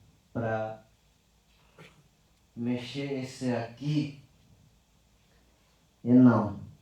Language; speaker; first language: Portuguese; non-native, local second language; Yanomámi